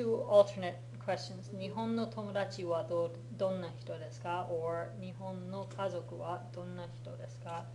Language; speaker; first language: Japanese; non-native, fluent; English